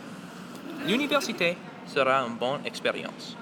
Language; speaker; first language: French; non-native, local second language; English